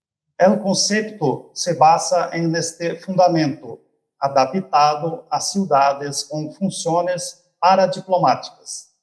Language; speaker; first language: Spanish; non-native, fluent; Portuguese